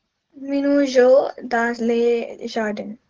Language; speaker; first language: French; non-native, learner; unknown